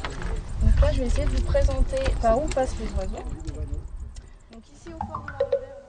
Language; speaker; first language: French; native; French